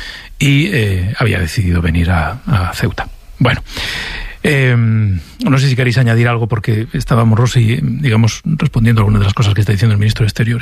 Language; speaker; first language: Spanish; native; Spanish